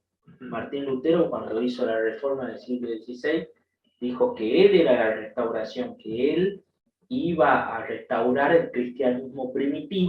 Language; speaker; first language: Spanish; native; Spanish